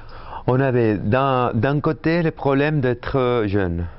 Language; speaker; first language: French; non-native, fluent; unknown